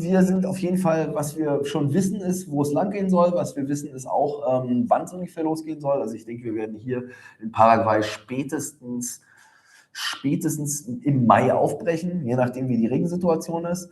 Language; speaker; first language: German; native; German